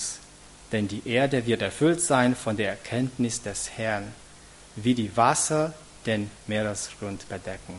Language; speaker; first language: German; non-native, fluent; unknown